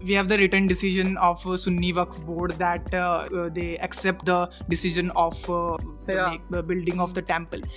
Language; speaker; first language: English; non-native, local second language; Hindi